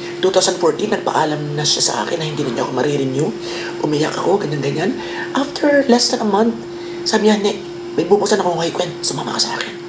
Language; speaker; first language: Filipino; native; Filipino